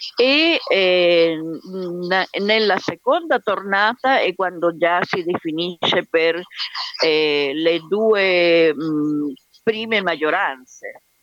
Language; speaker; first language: Italian; non-native, fluent; Spanish